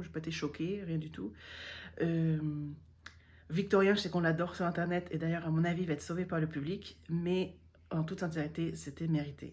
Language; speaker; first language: French; native; French